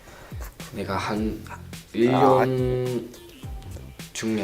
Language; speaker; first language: Korean; non-native, learner; Japanese